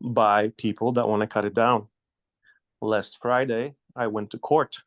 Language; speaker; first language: English; non-native, fluent; Polish